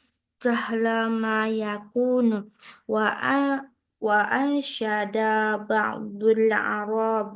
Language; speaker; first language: Arabic; non-native, learner; Indonesian